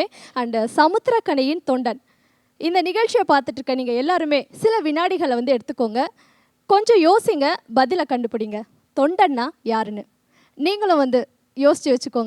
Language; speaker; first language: Tamil; native; Tamil